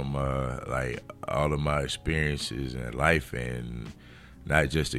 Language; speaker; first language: English; native; English